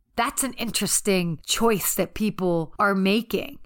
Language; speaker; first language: English; native; English